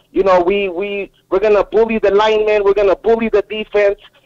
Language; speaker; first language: English; native; English